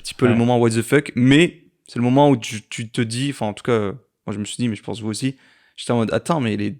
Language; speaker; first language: French; native; French